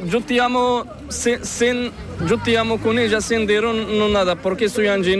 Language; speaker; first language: Spanish; non-native, learner; Arabic